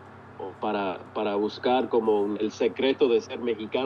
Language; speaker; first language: Spanish; early bilingual, heritage; English